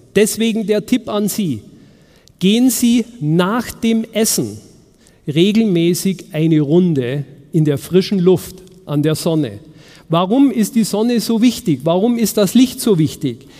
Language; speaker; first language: German; native; German